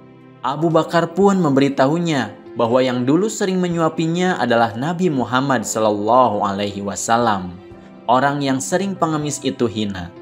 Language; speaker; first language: Indonesian; native; Indonesian